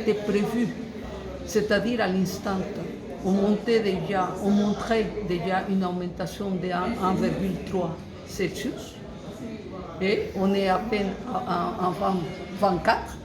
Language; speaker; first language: French; non-native, fluent; Spanish